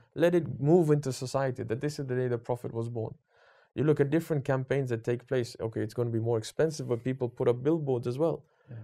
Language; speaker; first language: English; native; English